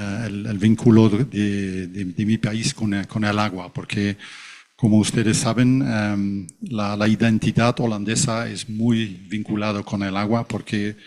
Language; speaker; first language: Spanish; non-native, fluent; Dutch